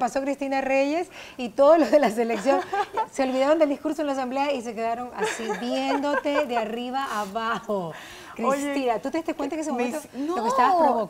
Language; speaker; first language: Spanish; native; Spanish